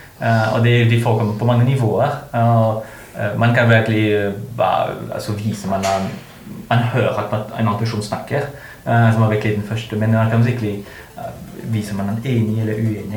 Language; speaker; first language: Norwegian; non-native, fluent; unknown